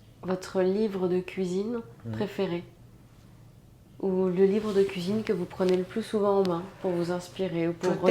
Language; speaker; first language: French; native; French